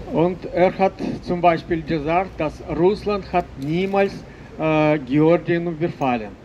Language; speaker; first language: German; non-native, fluent; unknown